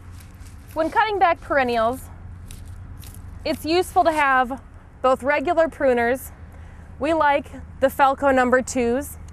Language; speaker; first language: English; native; English